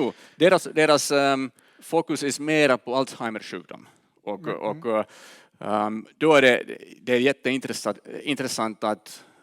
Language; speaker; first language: Swedish; non-native, learner; Finnish